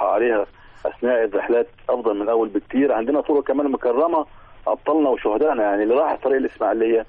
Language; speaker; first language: Arabic; native; Arabic